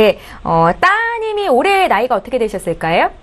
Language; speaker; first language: Korean; native; Korean